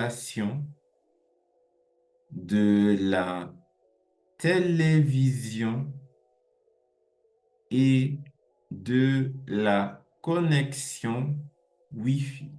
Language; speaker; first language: French; non-native, fluent; English